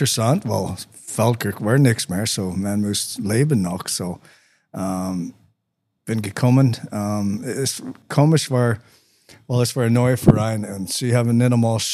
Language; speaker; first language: German; non-native, learner; English